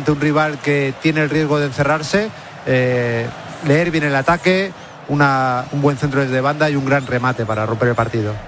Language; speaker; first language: Spanish; native; Spanish